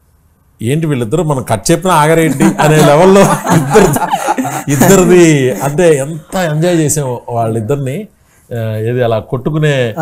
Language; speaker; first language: Telugu; native; Telugu